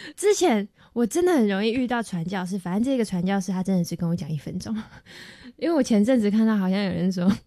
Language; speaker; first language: Chinese; native; Chinese